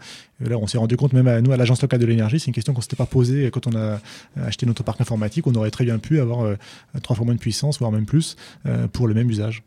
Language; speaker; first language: French; native; French